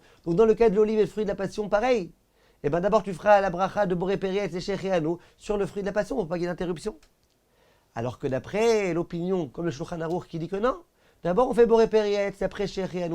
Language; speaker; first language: French; native; French